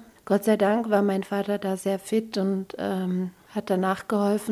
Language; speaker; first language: German; early bilingual, other home language; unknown